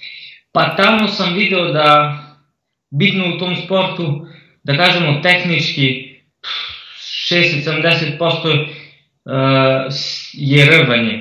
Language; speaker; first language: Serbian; early bilingual, heritage; Croatian